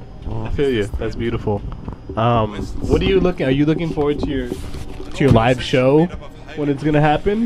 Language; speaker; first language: English; native; English